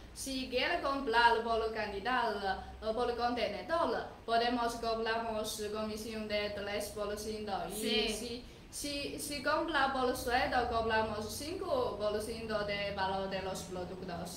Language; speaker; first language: Spanish; non-native, learner; Chinese